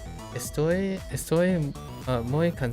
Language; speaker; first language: Spanish; non-native, learner; English